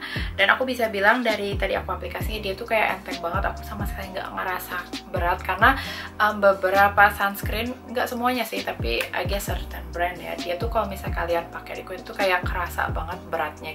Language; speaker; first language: Indonesian; native; Indonesian